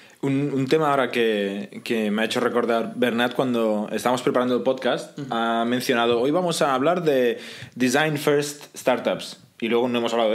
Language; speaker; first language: Spanish; native; Spanish